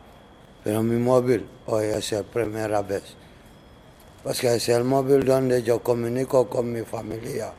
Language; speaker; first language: Spanish; non-native, learner; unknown